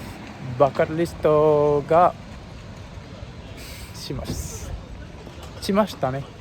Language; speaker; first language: Japanese; non-native, learner; Sinhala